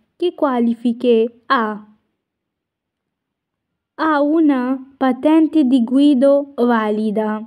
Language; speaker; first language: Italian; non-native, fluent; Urdu